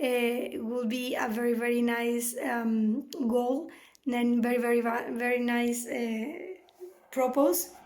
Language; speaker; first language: English; non-native, fluent; Spanish